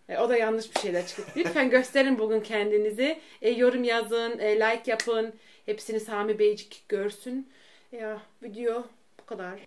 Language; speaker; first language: Turkish; early bilingual, heritage; Turkish